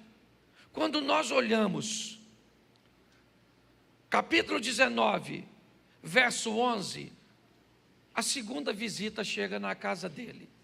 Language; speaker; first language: Portuguese; native; Portuguese